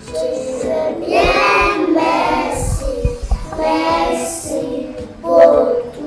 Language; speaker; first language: French; non-native, learner; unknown